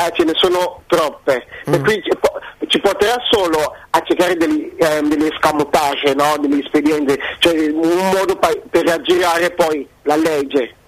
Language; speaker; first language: Italian; non-native, fluent; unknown